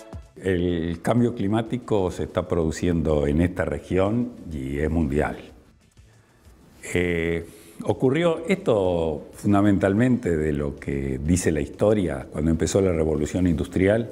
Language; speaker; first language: Spanish; native; Spanish